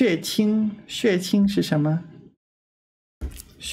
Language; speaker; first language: Chinese; non-native, learner; English